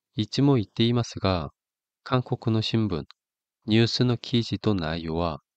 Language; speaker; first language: Japanese; non-native, fluent; Korean